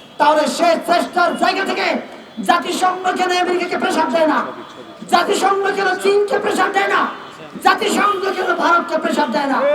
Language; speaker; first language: Bangla; non-native, local second language; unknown